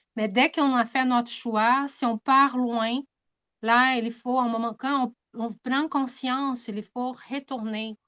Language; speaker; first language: French; non-native, fluent; Portuguese